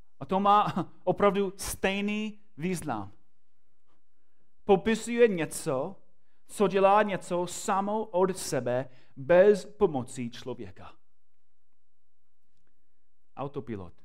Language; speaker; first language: Czech; non-native, fluent; English